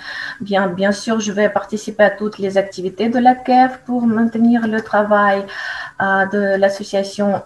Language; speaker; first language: French; non-native, fluent; Russian